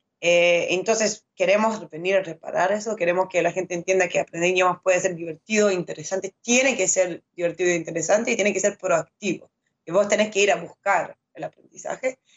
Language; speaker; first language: Spanish; non-native, fluent; French